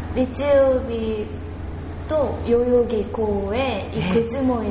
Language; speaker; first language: Japanese; non-native, learner; Korean